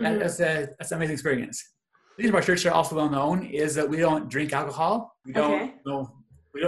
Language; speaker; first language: English; native; English